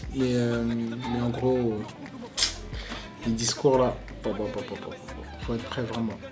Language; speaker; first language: French; native; French